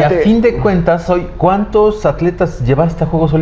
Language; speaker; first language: Spanish; native; Spanish